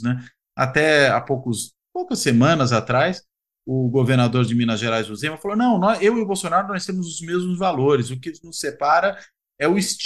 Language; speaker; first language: Portuguese; native; Portuguese